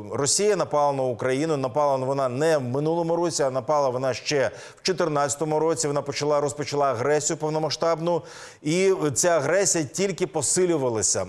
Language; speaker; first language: Ukrainian; native; Ukrainian